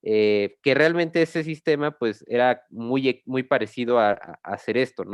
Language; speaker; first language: Spanish; native; Spanish